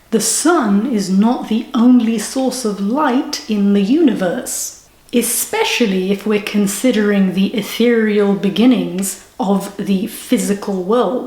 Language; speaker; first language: English; native; English